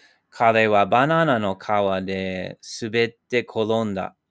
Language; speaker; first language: Japanese; non-native, learner; English